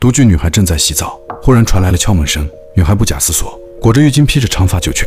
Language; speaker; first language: Chinese; native; Chinese